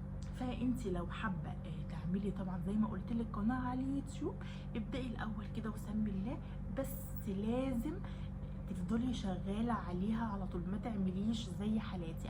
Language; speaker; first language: Arabic; native; Arabic